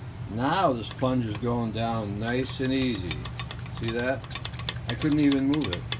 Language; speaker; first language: English; native; English